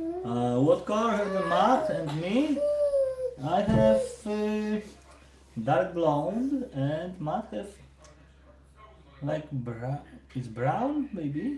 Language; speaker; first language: English; non-native, learner; Polish